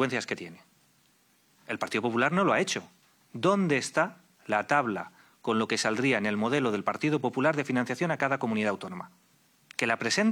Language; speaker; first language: Spanish; native; Spanish